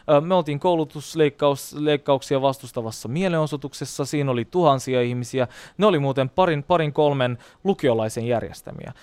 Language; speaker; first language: Finnish; non-native, fluent; Turkish